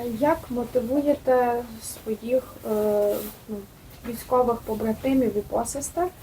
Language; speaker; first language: Ukrainian; native; Ukrainian